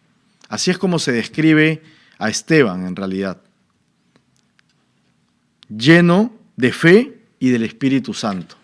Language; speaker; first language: Spanish; native; Spanish